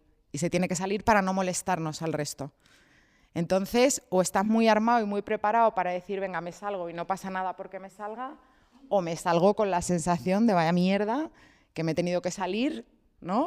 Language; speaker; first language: Spanish; native; Spanish